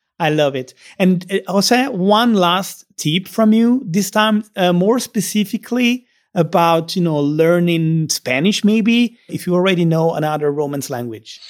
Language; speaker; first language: English; non-native, fluent; Italian